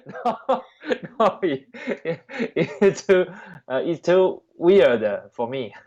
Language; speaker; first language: English; non-native, learner; Chinese